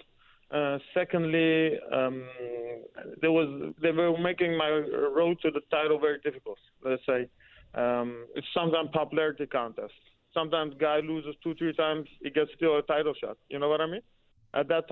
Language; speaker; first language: English; non-native, fluent; Dutch